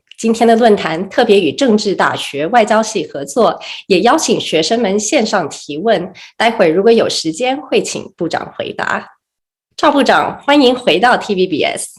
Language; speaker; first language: Chinese; native; Chinese